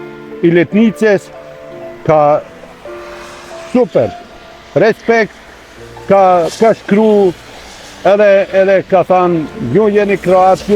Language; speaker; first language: Albanian; non-native, local second language; Croatian